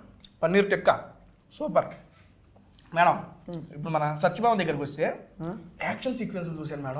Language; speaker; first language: Telugu; native; Telugu